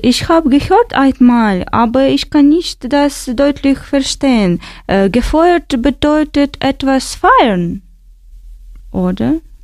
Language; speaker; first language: German; non-native, learner; Russian